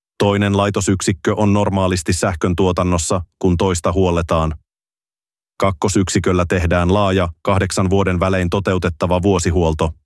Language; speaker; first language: Finnish; native; Finnish